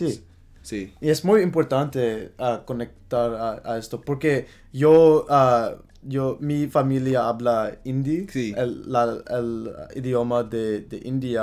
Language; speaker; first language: Spanish; non-native, learner; English